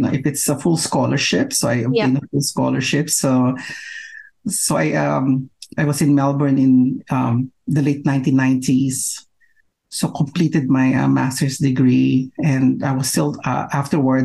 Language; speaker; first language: English; non-native, local second language; Filipino